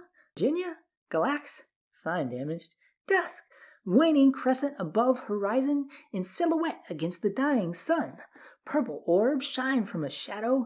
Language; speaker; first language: English; native; English